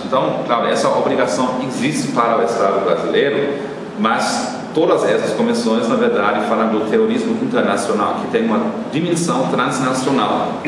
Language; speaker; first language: Portuguese; non-native, fluent; German